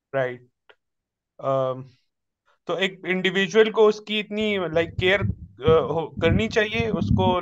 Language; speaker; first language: Urdu; native; Urdu